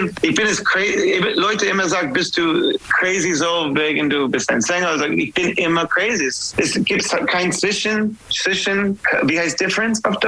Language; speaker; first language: German; non-native, learner; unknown